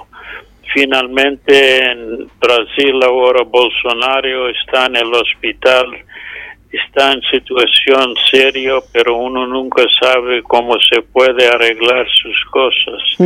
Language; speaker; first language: Spanish; non-native, fluent; English